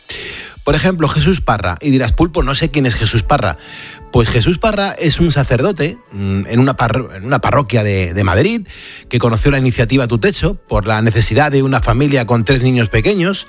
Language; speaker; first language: Spanish; native; Spanish